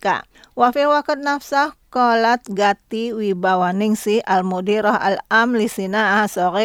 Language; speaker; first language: Arabic; non-native, fluent; Indonesian